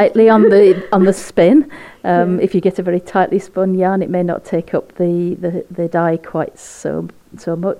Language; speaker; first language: English; native; English